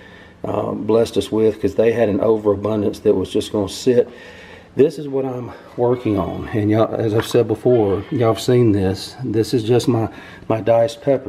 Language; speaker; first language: English; native; English